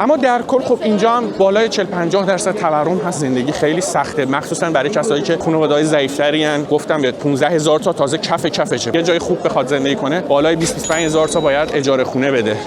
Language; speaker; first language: Persian; native; Persian